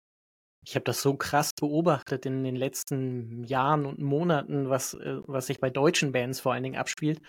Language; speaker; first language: German; native; German